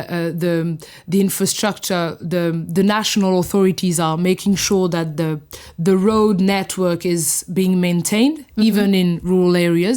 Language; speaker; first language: English; non-native, fluent; French